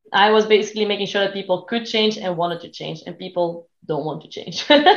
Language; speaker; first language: English; non-native, fluent; Dutch